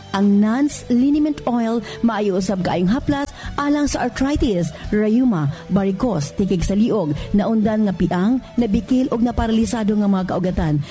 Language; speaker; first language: Cebuano; native; Cebuano